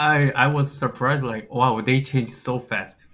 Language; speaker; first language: English; non-native, fluent; Korean